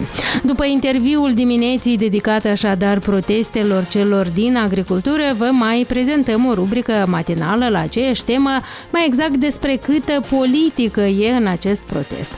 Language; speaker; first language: Romanian; native; Romanian